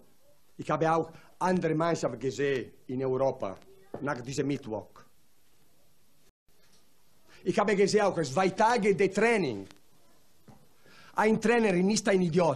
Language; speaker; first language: German; non-native, learner; Italian